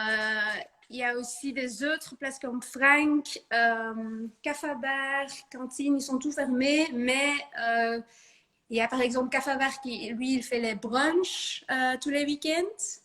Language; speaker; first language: French; non-native, fluent; Dutch